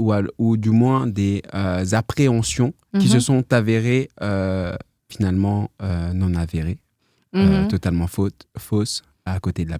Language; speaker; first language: French; native; French